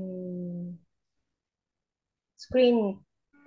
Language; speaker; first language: English; non-native, learner; Korean